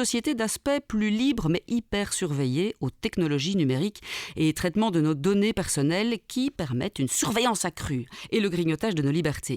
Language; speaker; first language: French; native; French